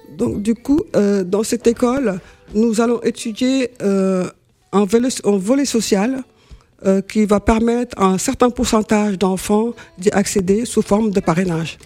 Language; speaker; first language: French; non-native, local second language; Wolof